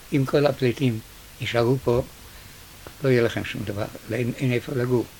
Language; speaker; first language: Hebrew; early bilingual, other home language; Yiddish